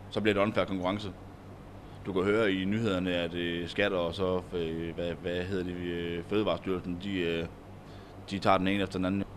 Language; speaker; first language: Danish; native; Danish